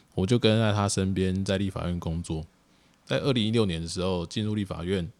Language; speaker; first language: Chinese; native; Chinese